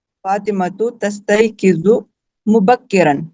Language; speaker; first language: Arabic; non-native, learner; Urdu